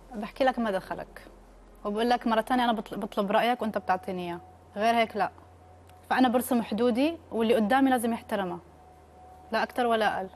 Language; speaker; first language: Arabic; native; Arabic